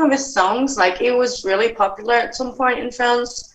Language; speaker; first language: English; non-native, fluent; French